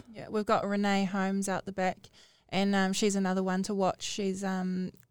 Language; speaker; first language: English; native; English